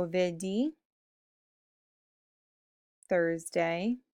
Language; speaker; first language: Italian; non-native, fluent; English